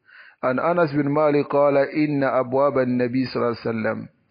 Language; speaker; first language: Arabic; non-native, fluent; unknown